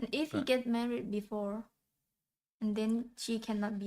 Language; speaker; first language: English; non-native, learner; Thai